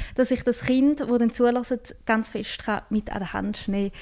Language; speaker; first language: German; native; German